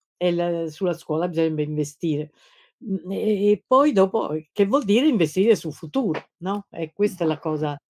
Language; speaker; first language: Italian; native; Italian